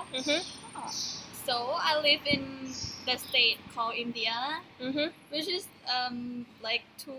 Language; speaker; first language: English; non-native, learner; Thai